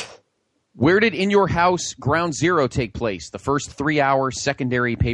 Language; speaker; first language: English; native; English